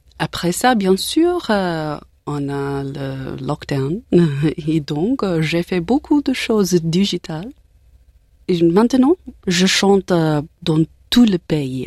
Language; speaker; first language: French; non-native, learner; English